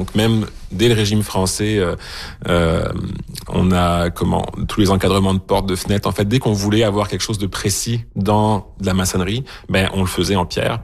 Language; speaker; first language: French; native; French